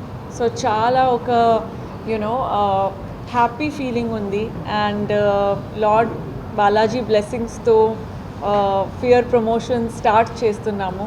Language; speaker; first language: Telugu; non-native, fluent; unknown